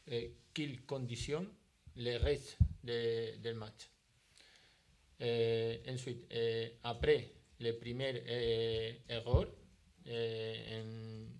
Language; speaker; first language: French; non-native, learner; Spanish